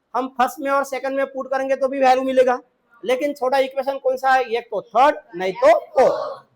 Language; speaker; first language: Hindi; non-native, local second language; Marathi